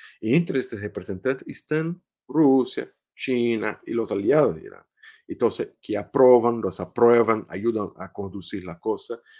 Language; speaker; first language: Spanish; non-native, fluent; Portuguese